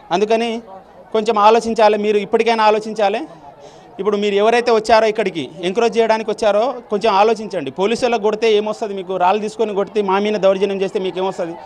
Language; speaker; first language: Telugu; non-native, local second language; Lambadi